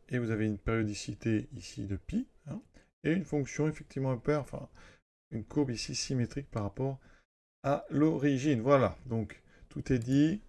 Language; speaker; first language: French; native; French